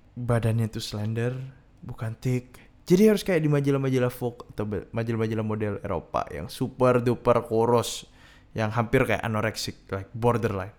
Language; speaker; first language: Indonesian; native; Indonesian